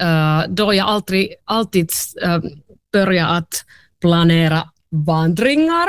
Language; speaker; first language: Swedish; non-native, learner; Finnish